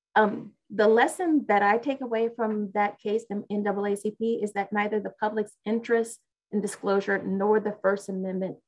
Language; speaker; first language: English; native; English